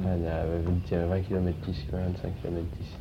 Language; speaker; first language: French; native; French